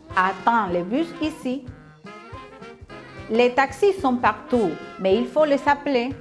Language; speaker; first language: French; non-native, fluent; Spanish